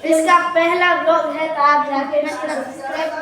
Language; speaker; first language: Hindi; non-native, local second language; Gujarati